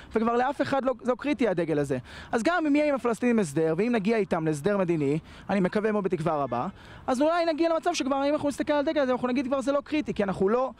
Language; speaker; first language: Hebrew; native; Hebrew